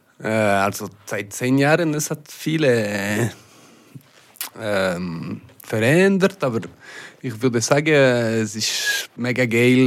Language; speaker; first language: German; non-native, local second language; French